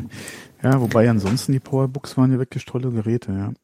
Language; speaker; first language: German; native; German